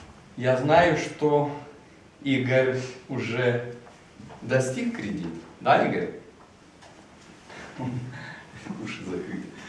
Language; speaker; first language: Russian; non-native, fluent; Lithuanian